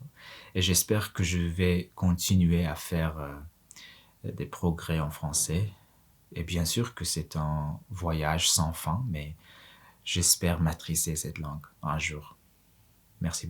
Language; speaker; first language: French; non-native, fluent; Mongolian